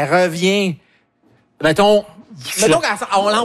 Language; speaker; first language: French; native; French